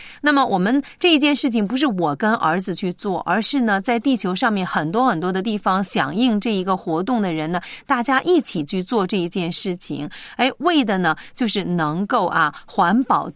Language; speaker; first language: Chinese; native; Chinese